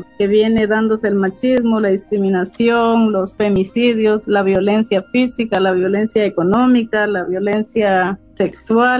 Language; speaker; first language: Spanish; native; Spanish